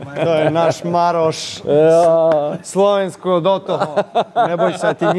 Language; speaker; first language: Slovak; non-native, learner; Serbian